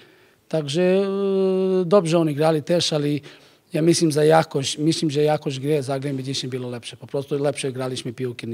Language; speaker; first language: Polish; non-native, learner; Macedonian